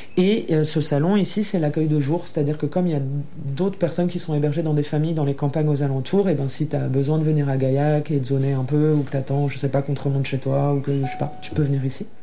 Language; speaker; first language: French; native; French